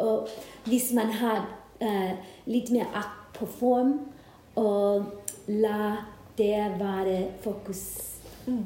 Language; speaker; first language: Norwegian; non-native, learner; English